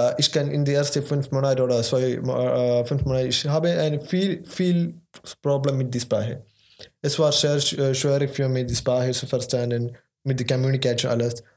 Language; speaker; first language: German; non-native, learner; Malayalam